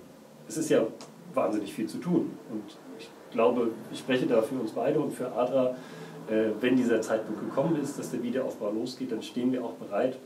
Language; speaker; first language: German; native; German